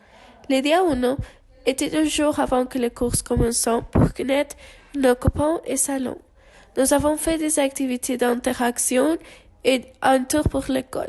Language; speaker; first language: French; non-native, learner; Spanish